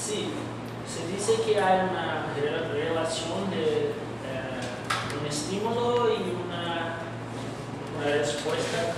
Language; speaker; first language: Spanish; non-native, fluent; Portuguese